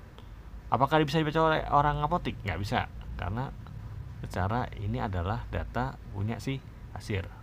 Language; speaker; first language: Indonesian; native; Indonesian